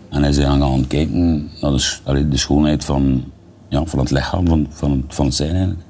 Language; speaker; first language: Dutch; native; Dutch